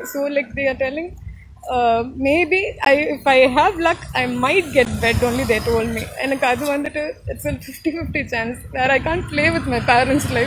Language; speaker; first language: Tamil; non-native, local second language; Malayalam